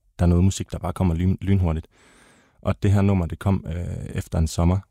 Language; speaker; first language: Danish; native; Danish